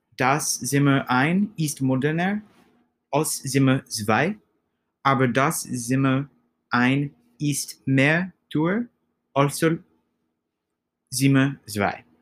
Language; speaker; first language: German; non-native, learner; English